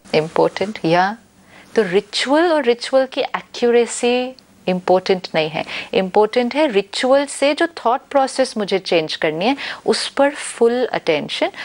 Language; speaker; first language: Hindi; native; Hindi